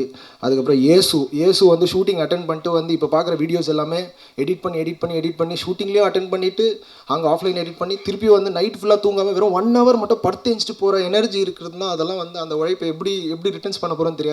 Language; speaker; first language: Tamil; native; Tamil